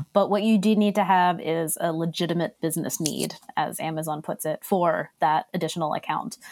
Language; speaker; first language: English; native; English